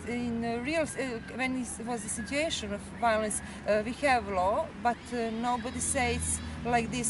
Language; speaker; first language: English; non-native, learner; Serbian